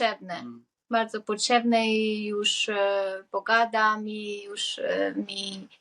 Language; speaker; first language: Polish; non-native, learner; Hungarian